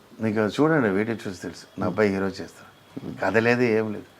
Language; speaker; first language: Telugu; non-native, local second language; Tamil